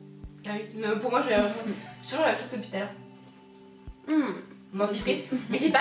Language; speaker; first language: French; native; French